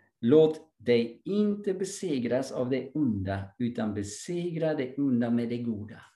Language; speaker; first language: Swedish; non-native, fluent; English